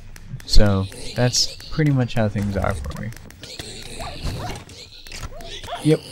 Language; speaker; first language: English; native; English